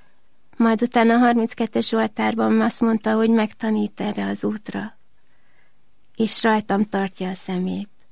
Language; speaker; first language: Hungarian; native; Hungarian